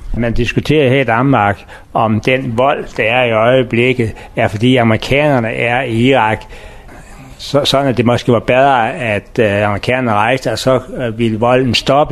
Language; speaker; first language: Danish; non-native, learner; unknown